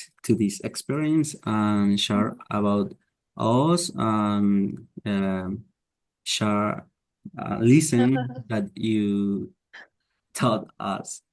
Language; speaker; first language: English; non-native, learner; Spanish